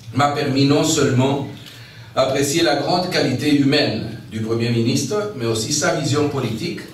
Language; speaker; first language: French; non-native, fluent; Spanish